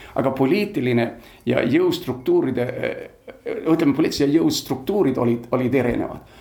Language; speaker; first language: Estonian; early bilingual, heritage; Estonian